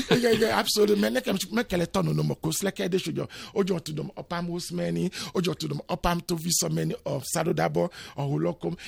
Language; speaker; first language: Hungarian; non-native, learner; Yoruba